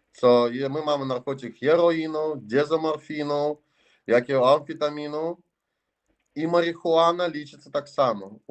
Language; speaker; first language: Polish; non-native, learner; Russian